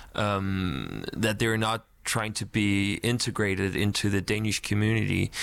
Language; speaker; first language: English; non-native, fluent; Danish